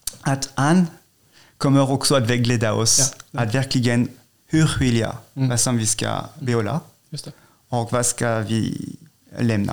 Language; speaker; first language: Swedish; non-native, fluent; French